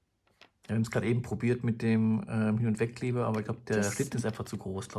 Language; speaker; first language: German; native; German